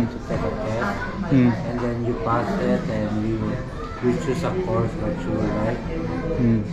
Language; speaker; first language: English; non-native, local second language; Filipino